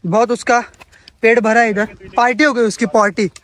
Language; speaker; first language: Hindi; non-native, local second language; Marathi